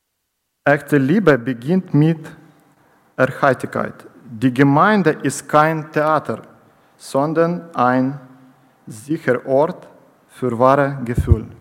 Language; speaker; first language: German; non-native, learner; Ukrainian